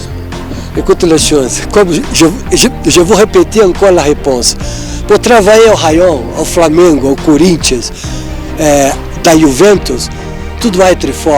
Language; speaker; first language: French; non-native, fluent; Portuguese